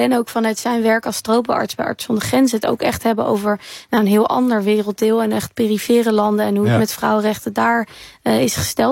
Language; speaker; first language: Dutch; native; Dutch